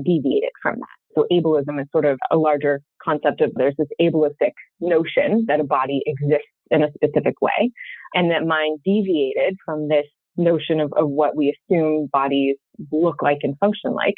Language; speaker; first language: English; native; English